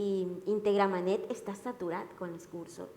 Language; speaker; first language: Catalan; non-native, learner; Spanish